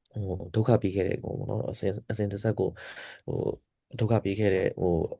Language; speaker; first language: Burmese; non-native, local second language; S'gaw Karen